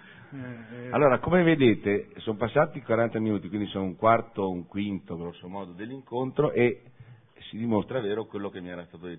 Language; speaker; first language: Italian; native; Italian